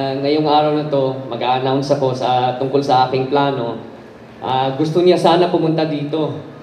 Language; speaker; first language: Filipino; native; Filipino